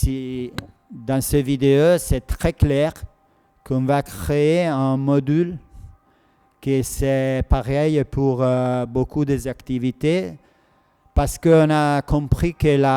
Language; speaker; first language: French; non-native, fluent; Italian